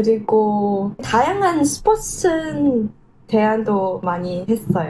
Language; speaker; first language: Korean; non-native, learner; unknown